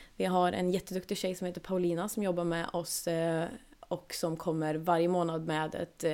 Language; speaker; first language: Swedish; native; Swedish